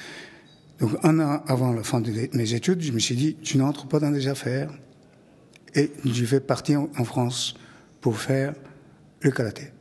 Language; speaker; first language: French; non-native, fluent; Japanese